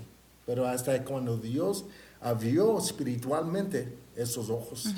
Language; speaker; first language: Spanish; early bilingual, heritage; Spanish